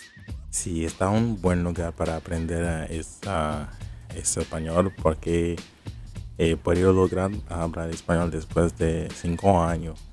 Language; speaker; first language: Spanish; non-native, fluent; Haitian Creole